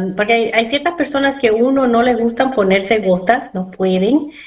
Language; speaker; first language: Spanish; early bilingual, heritage; Spanish